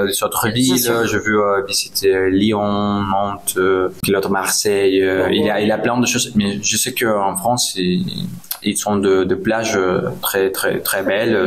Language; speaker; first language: French; non-native, learner; Spanish